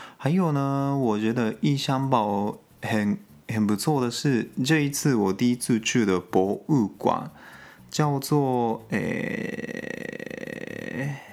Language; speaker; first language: Chinese; non-native, fluent; Japanese